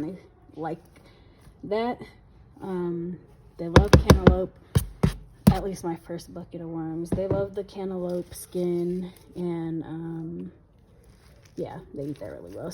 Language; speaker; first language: English; native; English